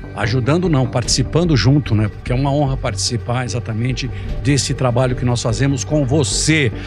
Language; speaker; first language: Portuguese; early bilingual, other home language; Italian